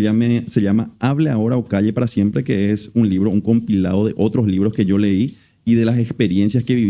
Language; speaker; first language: Spanish; native; Spanish